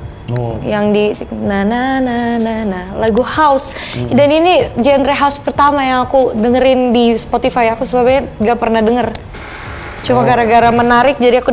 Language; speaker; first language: Indonesian; native; Indonesian